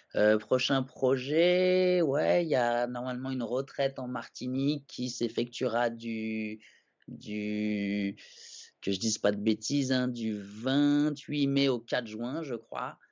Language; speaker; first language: French; native; French